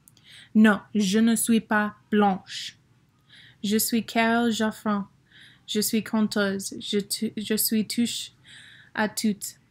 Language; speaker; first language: French; non-native, learner; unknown